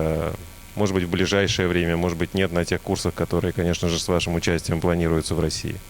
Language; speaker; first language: Russian; native; Russian